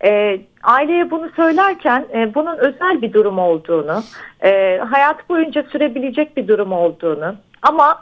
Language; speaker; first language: Turkish; native; Turkish